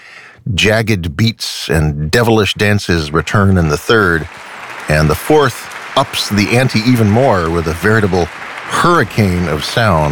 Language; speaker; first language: English; native; English